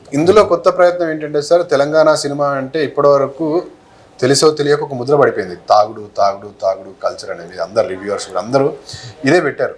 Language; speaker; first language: Telugu; native; Telugu